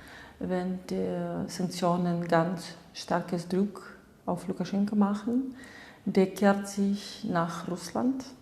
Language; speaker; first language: German; non-native, fluent; Russian